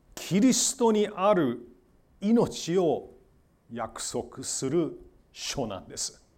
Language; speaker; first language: Japanese; non-native, fluent; English